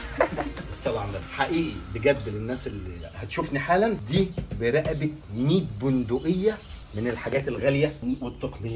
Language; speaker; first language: Arabic; native; Arabic